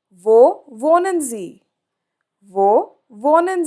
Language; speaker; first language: German; non-native, fluent; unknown